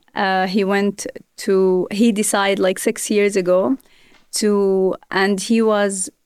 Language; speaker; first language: English; non-native, fluent; Arabic